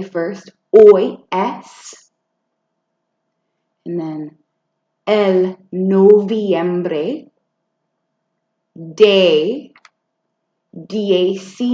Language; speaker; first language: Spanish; non-native, fluent; English